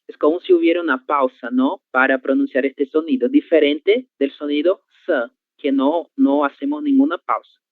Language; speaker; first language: Spanish; non-native, learner; Portuguese